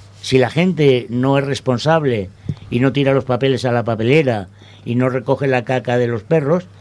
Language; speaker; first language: Spanish; non-native, local second language; Catalan